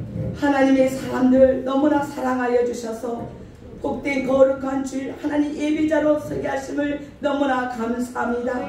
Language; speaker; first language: Korean; native; Korean